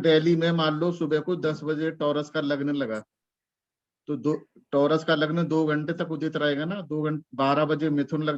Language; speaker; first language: Hindi; native; Hindi